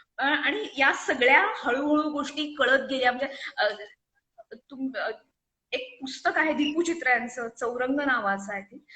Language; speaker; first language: Marathi; native; Marathi